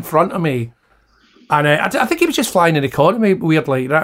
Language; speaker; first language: English; native; English